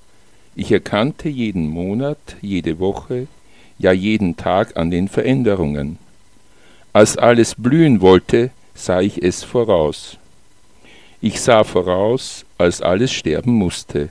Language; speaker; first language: German; native; German